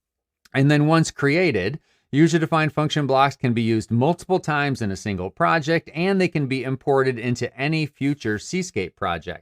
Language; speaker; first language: English; native; English